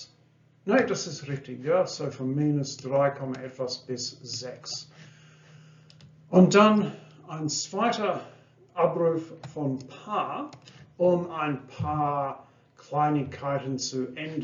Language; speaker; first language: German; non-native, fluent; English